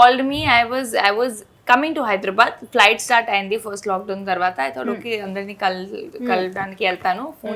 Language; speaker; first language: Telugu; non-native, fluent; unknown